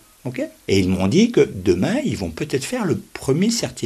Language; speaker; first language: French; native; French